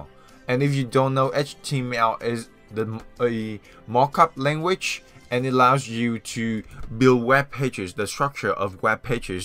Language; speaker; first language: English; non-native, fluent; Vietnamese